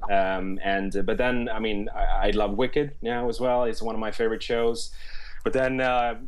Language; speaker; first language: English; non-native, fluent; Swedish